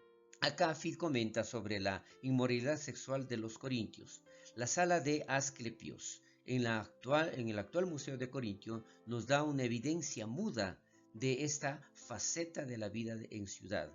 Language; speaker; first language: Spanish; native; Spanish